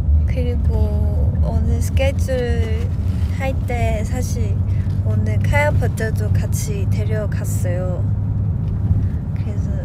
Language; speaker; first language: Korean; non-native, fluent; Chinese